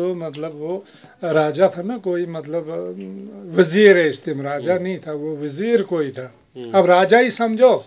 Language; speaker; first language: Urdu; non-native, local second language; Kashmiri